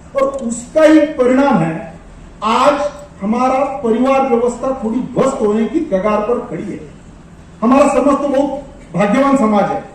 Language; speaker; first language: Hindi; non-native, local second language; Marwari